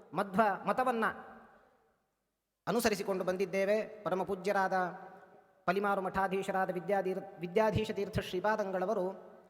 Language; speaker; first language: Kannada; non-native, local second language; Konkani